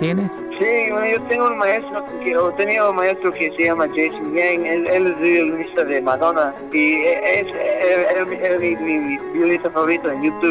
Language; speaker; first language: Spanish; early bilingual, heritage; Spanish